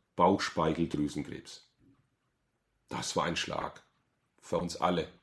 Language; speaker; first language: German; native; German